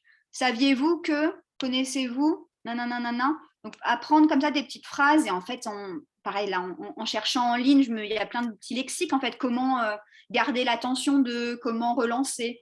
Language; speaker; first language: French; native; French